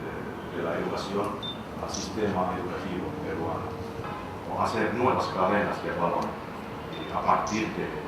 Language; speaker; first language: Spanish; non-native, fluent; Finnish